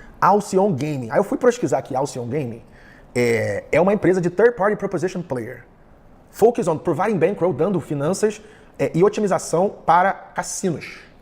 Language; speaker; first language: Portuguese; early bilingual, heritage; Portuguese